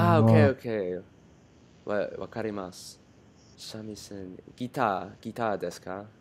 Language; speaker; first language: Japanese; non-native, learner; English